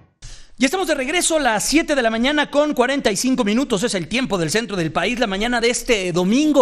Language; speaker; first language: Spanish; native; Spanish